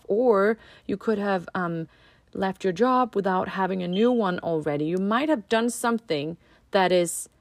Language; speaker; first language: English; non-native, fluent; Danish